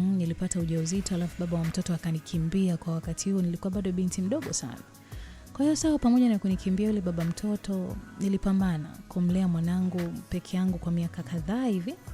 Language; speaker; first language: Swahili; native; Swahili